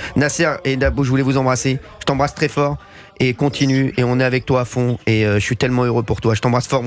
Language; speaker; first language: French; native; French